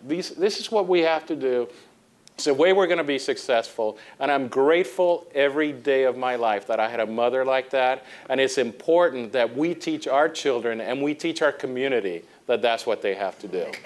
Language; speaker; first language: English; non-native, local second language; Spanish